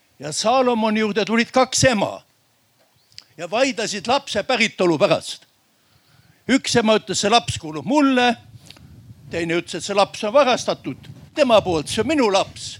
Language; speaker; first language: Estonian; native; Estonian